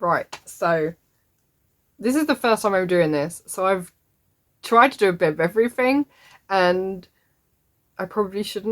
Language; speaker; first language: English; native; English